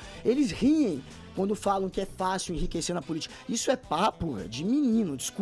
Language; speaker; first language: Portuguese; native; Portuguese